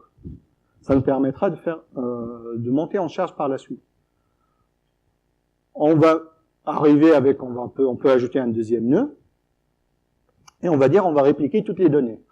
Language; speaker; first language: French; native; French